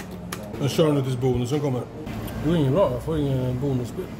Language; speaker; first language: Swedish; native; Swedish